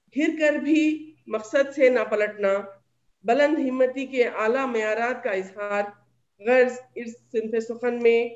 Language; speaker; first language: Urdu; native; Urdu